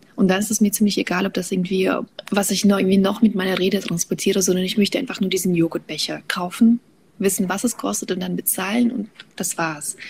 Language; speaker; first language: German; early bilingual, other home language; Russian